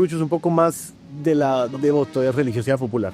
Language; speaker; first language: Spanish; native; Spanish